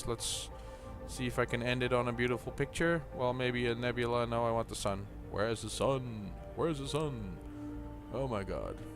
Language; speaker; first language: English; native; English